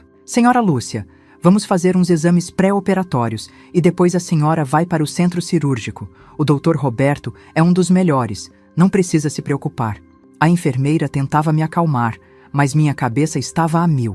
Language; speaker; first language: Portuguese; native; Portuguese